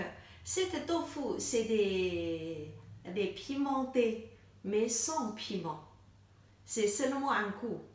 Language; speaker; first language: French; non-native, learner; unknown